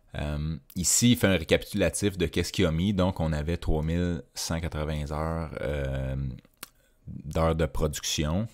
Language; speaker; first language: French; native; French